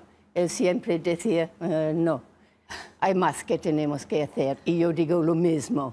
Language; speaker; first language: Spanish; non-native, fluent; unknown